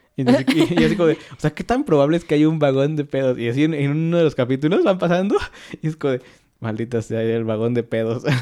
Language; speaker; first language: Spanish; native; Spanish